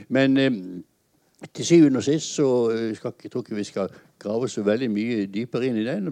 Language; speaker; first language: Norwegian; native; Norwegian